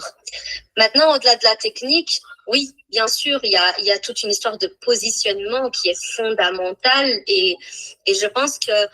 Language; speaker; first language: French; native; French